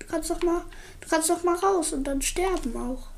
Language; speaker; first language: German; native; German